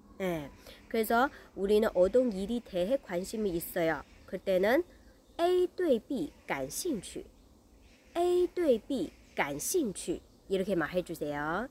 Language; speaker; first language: Korean; non-native, learner; Chinese